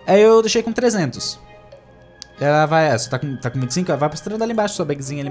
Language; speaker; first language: Portuguese; native; Portuguese